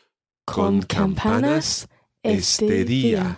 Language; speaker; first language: Spanish; non-native, learner; English